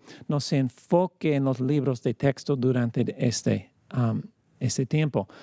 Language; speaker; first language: Spanish; non-native, fluent; English